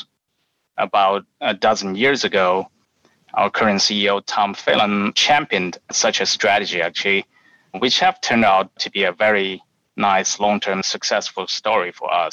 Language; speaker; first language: English; non-native, fluent; Chinese